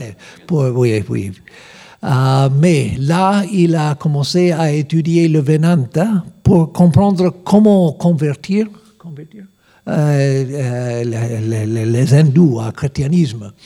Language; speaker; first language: French; non-native, learner; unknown